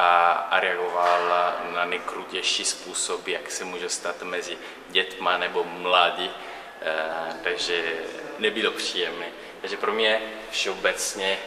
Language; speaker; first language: Czech; non-native, learner; Italian